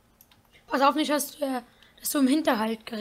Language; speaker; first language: German; native; German